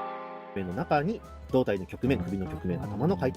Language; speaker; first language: Japanese; native; Japanese